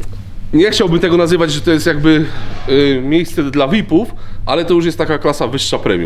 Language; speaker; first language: Polish; native; Polish